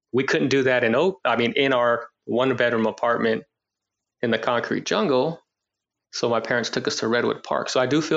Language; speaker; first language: English; native; English